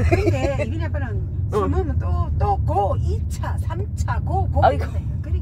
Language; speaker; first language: Korean; native; Korean